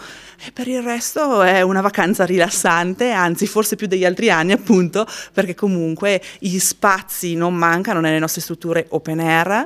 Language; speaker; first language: Italian; native; Italian